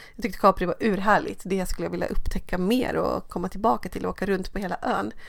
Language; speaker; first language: Swedish; native; Swedish